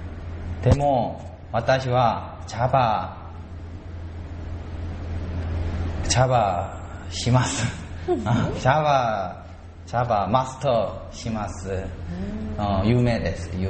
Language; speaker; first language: Japanese; non-native, learner; Korean